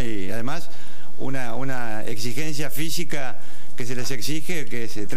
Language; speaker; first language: Spanish; native; Spanish